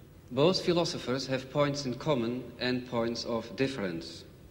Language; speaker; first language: English; non-native, fluent; Dutch